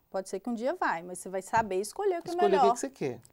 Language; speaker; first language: Portuguese; native; Portuguese